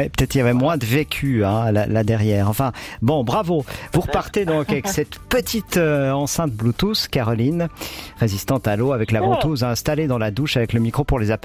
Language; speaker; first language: French; native; French